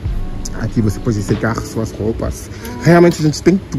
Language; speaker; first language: Portuguese; non-native, fluent; French